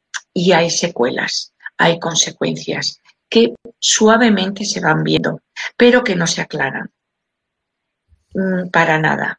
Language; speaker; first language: Spanish; native; Spanish